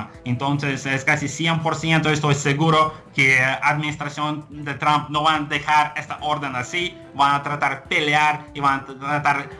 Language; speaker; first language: Spanish; non-native, fluent; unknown